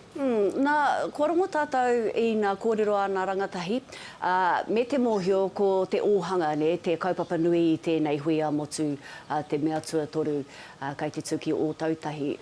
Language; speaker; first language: Māori; native; Māori